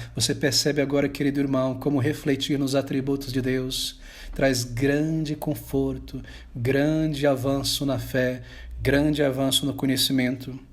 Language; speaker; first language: Portuguese; native; Portuguese